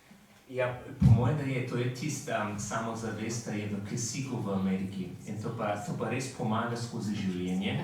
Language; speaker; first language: Slovenian; non-native, fluent; English